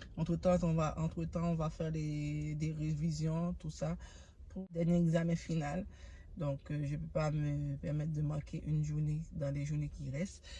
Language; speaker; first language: French; non-native, local second language; Haitian Creole